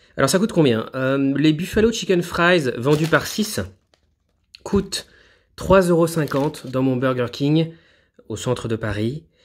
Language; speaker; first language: French; native; French